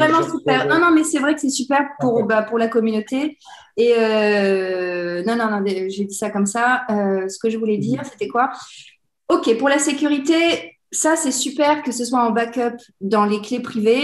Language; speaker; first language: French; native; French